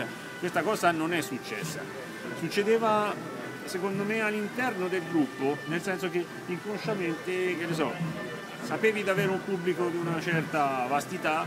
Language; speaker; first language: Italian; native; Italian